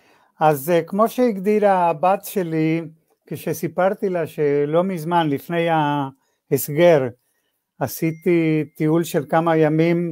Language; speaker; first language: Hebrew; non-native, fluent; Spanish